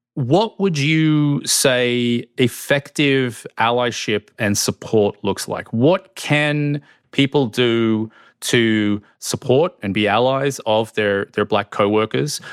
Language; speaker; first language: English; native; English